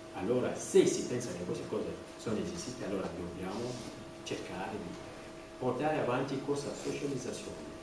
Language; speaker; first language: Italian; non-native, fluent; French